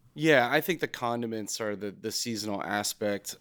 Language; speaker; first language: English; native; English